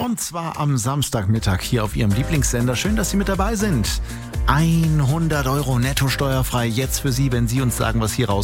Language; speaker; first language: German; native; German